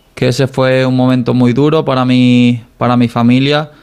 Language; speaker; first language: Spanish; native; Spanish